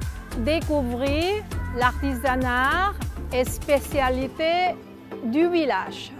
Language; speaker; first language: French; non-native, fluent; Thai